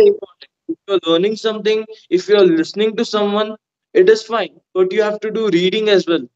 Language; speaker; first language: English; non-native, local second language; Hindi